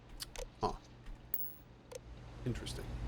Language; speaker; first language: English; native; English